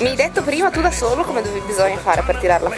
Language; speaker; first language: Italian; native; Italian